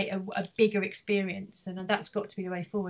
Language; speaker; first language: English; native; English